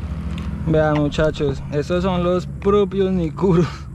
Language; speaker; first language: Spanish; native; Spanish